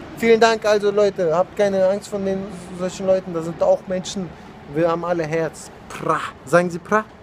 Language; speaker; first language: German; non-native, fluent; Russian